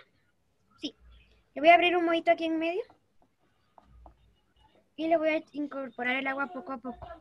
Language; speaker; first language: Spanish; native; Spanish